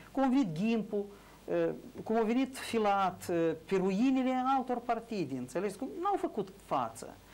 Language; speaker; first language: Romanian; native; Romanian